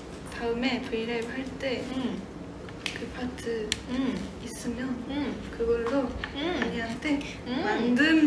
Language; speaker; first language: Korean; non-native, fluent; Japanese